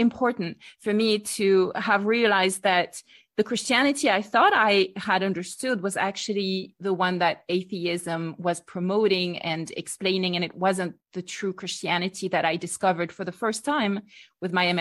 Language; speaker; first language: English; non-native, fluent; French